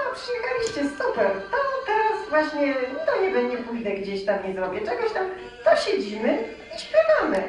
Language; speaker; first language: Polish; native; Polish